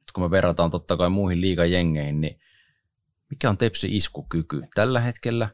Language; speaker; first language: Finnish; native; Finnish